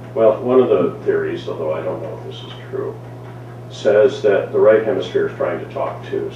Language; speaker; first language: English; native; English